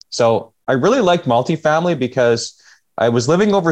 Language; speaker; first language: English; native; English